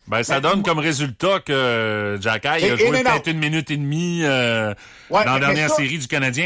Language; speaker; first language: French; native; French